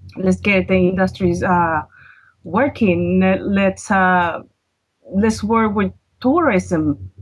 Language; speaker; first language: English; non-native, fluent; Spanish